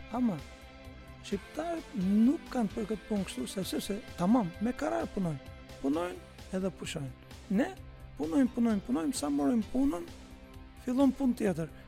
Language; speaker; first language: Albanian; non-native, fluent; Turkish